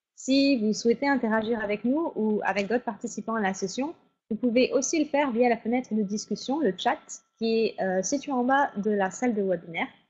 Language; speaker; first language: French; native; French